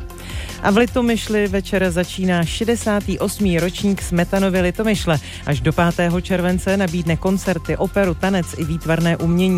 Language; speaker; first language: Czech; native; Czech